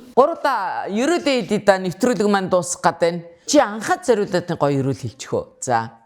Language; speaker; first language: Mongolian; native; Mongolian